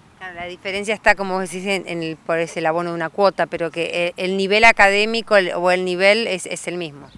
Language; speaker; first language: Spanish; native; Spanish